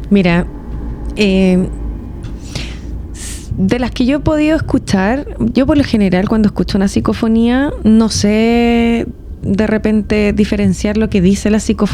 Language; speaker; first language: Spanish; native; Spanish